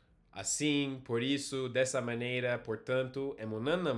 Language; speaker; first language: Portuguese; non-native, fluent; English